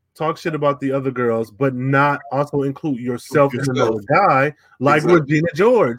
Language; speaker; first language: English; native; English